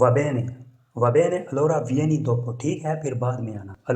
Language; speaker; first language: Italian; non-native, learner; Urdu